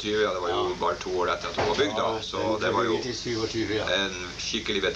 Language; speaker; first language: Norwegian; native; Norwegian